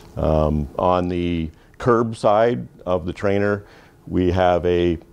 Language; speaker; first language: English; native; English